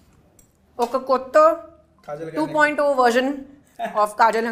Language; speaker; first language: Telugu; non-native, local second language; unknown